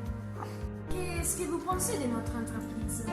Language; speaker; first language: French; non-native, learner; Italian